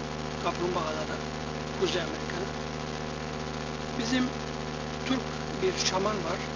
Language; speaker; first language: Turkish; non-native, fluent; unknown